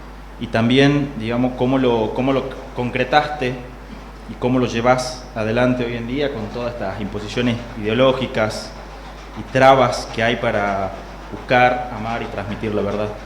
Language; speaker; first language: Spanish; native; Spanish